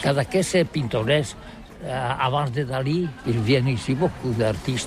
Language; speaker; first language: French; non-native, learner; Catalan